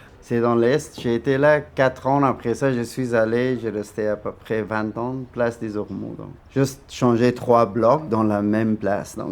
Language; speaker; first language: French; non-native, fluent; Persian